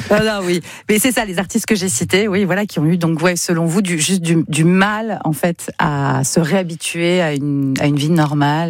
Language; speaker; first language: French; native; French